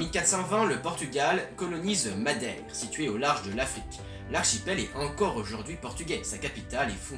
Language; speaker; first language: French; native; French